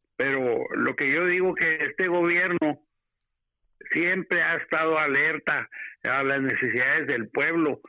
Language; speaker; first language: Spanish; native; Spanish